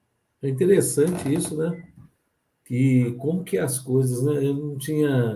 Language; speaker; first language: Portuguese; native; Portuguese